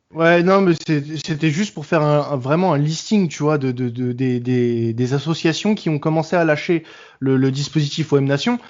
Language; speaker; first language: French; native; French